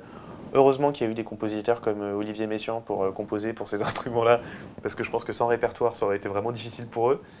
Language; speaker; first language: French; native; French